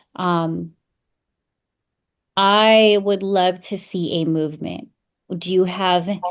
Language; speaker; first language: English; native; English